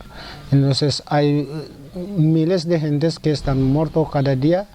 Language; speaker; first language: Spanish; non-native, learner; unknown